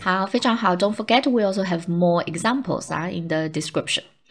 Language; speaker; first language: English; non-native, fluent; Chinese